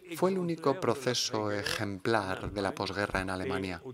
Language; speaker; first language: Spanish; non-native, fluent; German